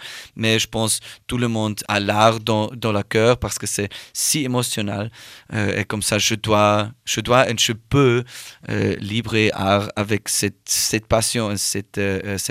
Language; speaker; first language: French; non-native, learner; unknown